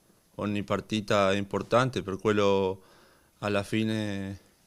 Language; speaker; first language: Italian; non-native, learner; Spanish